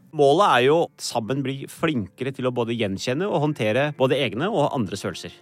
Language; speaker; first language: Norwegian; early bilingual, other home language; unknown